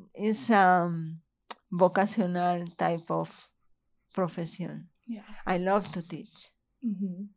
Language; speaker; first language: English; non-native, fluent; Spanish